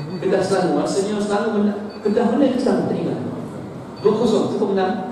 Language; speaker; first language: Malay; non-native, fluent; Arabic